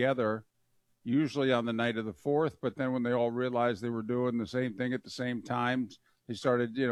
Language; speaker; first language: English; native; English